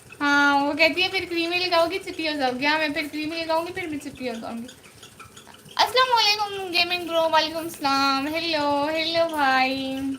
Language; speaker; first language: Urdu; non-native, local second language; Saraiki